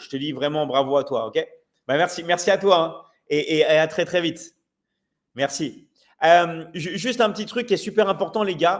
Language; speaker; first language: French; native; French